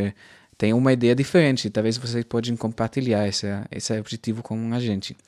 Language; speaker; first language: Portuguese; non-native, fluent; German